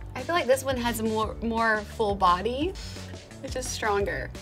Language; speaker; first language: English; native; English